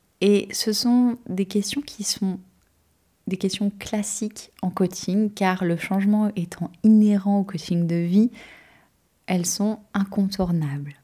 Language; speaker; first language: French; native; French